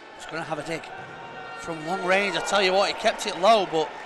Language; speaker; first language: English; native; English